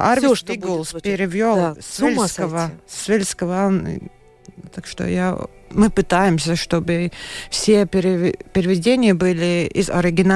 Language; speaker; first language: Russian; non-native, local second language; Latvian